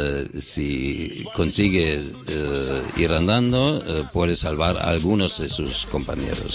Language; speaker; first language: Spanish; non-native, fluent; German